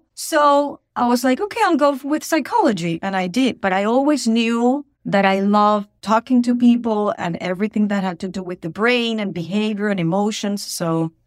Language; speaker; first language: English; non-native, fluent; Spanish